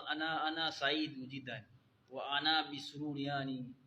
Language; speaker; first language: Arabic; non-native, learner; Kinyarwanda